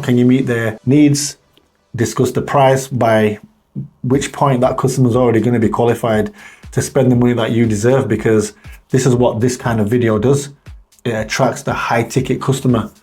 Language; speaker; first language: English; native; English